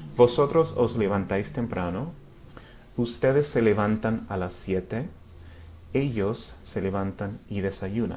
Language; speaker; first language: Spanish; non-native, fluent; English